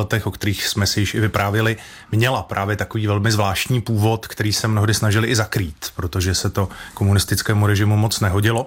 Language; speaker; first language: Czech; native; Czech